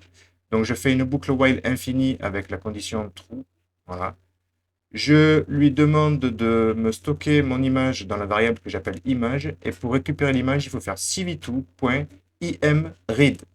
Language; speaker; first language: French; native; French